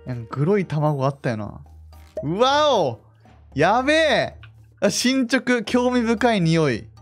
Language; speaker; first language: Japanese; native; Japanese